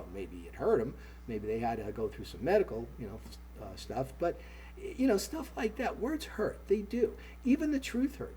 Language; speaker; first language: English; native; English